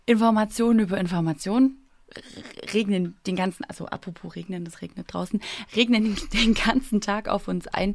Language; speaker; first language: German; native; German